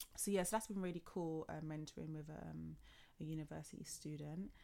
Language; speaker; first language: English; native; English